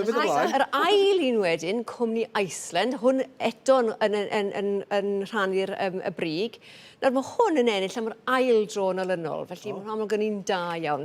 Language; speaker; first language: Welsh; native; Welsh